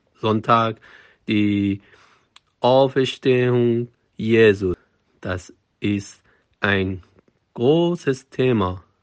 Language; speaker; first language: German; non-native, fluent; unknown